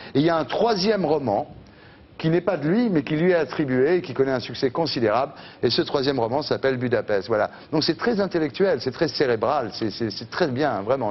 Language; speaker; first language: French; native; French